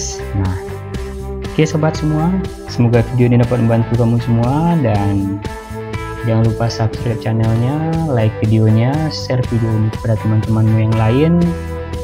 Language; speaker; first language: Indonesian; native; Indonesian